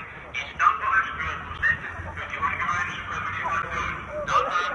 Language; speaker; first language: German; native; German